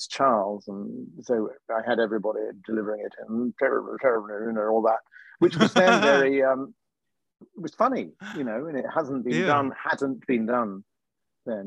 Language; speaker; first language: English; native; English